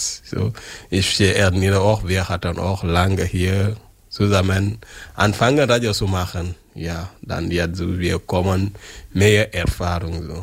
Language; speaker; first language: German; non-native, learner; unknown